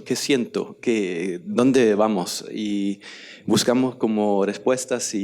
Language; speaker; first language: Spanish; non-native, learner; Danish